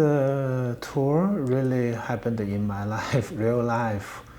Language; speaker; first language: English; non-native, learner; Chinese